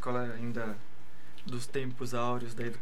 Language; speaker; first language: Portuguese; native; Portuguese